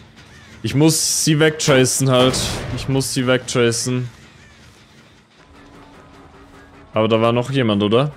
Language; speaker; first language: German; native; German